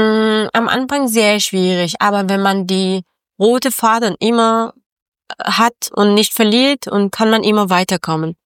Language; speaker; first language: German; non-native, learner; Persian